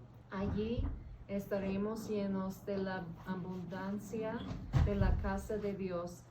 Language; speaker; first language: Spanish; early bilingual, heritage; English